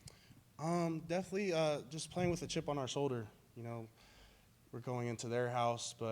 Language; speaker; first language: English; native; English